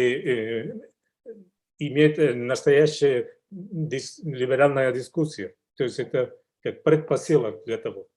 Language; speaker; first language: Russian; non-native, learner; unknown